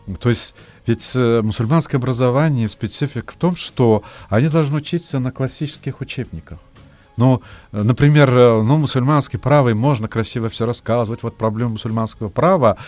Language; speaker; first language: Russian; non-native, local second language; Tatar